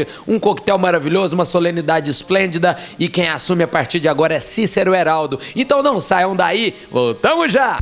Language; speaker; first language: Portuguese; native; Portuguese